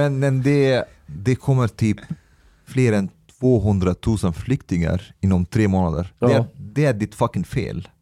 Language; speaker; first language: Swedish; non-native, fluent; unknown